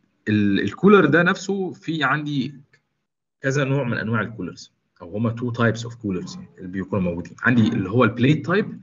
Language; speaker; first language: Arabic; native; Arabic